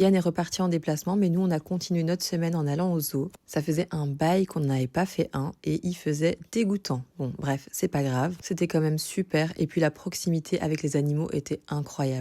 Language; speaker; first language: French; native; French